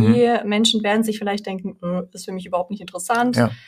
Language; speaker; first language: German; early bilingual, other home language; Russian